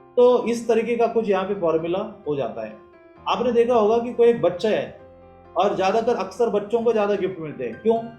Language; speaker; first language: Hindi; non-native, local second language; Marathi